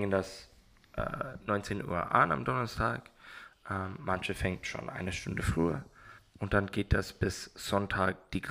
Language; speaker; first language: German; non-native, learner; English